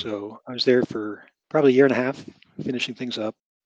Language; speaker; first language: English; native; English